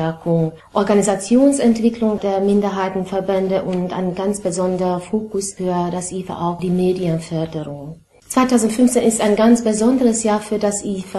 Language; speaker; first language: German; non-native, fluent; Romanian